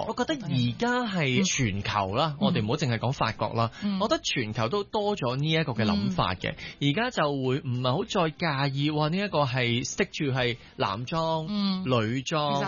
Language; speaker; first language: Cantonese; native; Cantonese